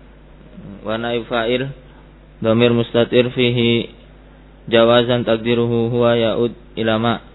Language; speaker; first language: Arabic; non-native, learner; Indonesian